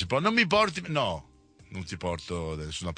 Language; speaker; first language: Italian; native; Italian